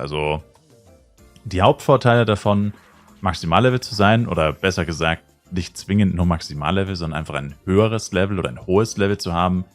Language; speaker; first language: German; native; German